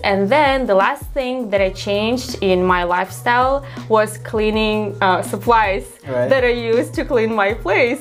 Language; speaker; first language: English; non-native, fluent; Russian